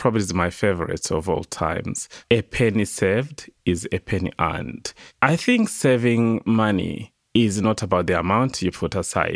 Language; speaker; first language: English; non-native, local second language; Kinyarwanda